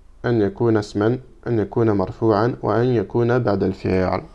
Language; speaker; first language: Arabic; non-native, fluent; French